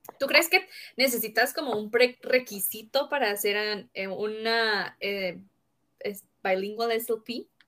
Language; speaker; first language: Spanish; native; Spanish